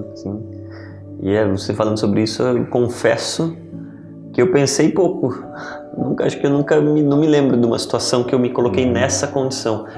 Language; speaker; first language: Portuguese; native; Portuguese